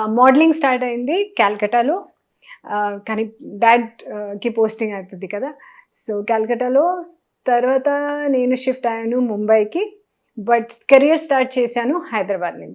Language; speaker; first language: Telugu; non-native, learner; Hindi